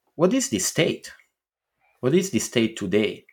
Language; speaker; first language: English; non-native, fluent; Italian